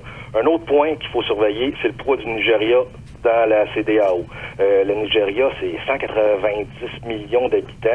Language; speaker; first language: French; native; French